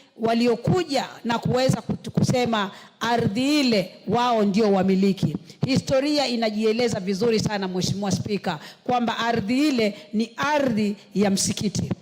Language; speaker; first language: Swahili; native; Swahili